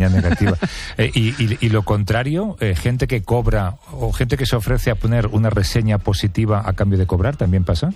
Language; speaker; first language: Spanish; native; Spanish